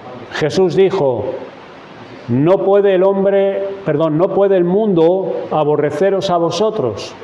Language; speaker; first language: Spanish; native; Spanish